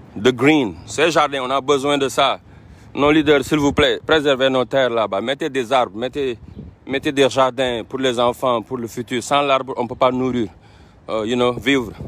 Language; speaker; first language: French; non-native, local second language; Wolof